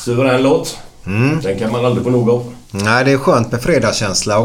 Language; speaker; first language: Swedish; native; Swedish